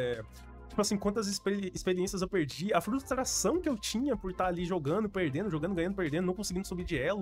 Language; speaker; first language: Portuguese; native; Portuguese